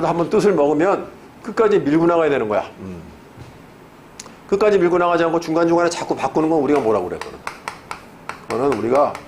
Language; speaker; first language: Korean; native; Korean